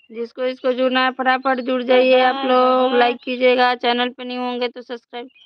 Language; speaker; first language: Hindi; native; Hindi